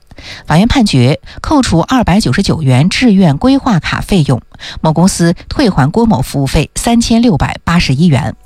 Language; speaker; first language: Chinese; native; Chinese